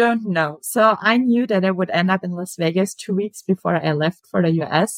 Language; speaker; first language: English; non-native, fluent; German